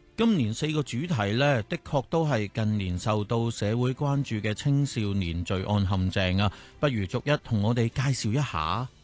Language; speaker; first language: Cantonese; native; Cantonese